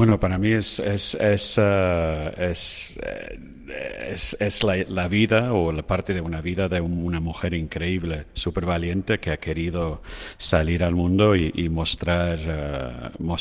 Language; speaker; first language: Spanish; non-native, fluent; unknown